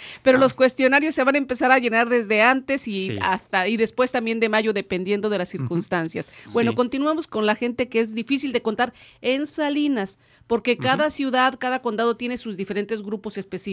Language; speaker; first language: Spanish; native; Spanish